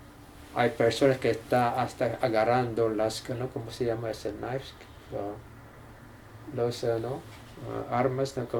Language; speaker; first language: Spanish; non-native, learner; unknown